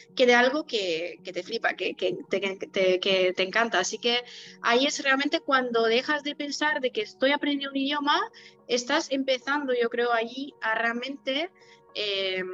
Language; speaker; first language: Spanish; non-native, fluent; Polish